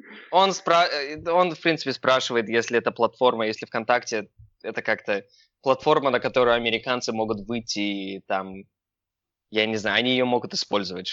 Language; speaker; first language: Russian; early bilingual, heritage; Russian